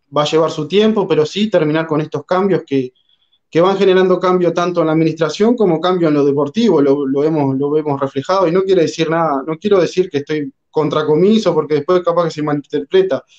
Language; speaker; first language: Spanish; native; Spanish